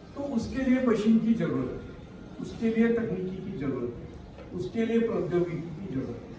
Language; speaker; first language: Hindi; non-native, local second language; Marathi